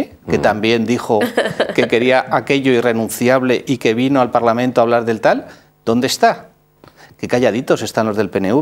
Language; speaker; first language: Spanish; native; Spanish